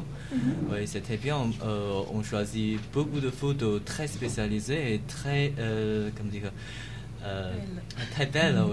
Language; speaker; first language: French; non-native, learner; Chinese